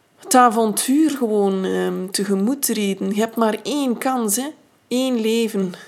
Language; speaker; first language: Dutch; native; Dutch